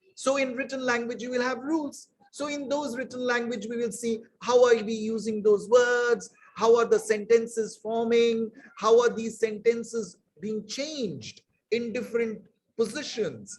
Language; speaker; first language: English; non-native, local second language; Bangla